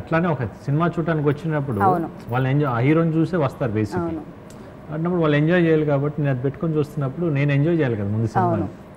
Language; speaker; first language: Telugu; native; Telugu